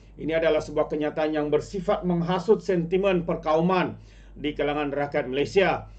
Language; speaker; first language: Malay; non-native, local second language; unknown